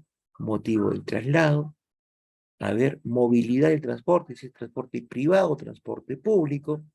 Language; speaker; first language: Spanish; native; Spanish